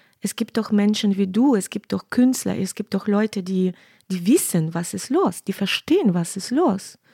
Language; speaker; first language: German; non-native, fluent; Ukrainian